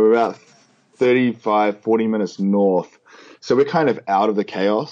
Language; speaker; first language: English; native; English